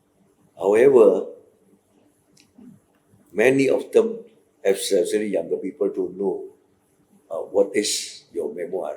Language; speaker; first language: English; non-native, fluent; Indonesian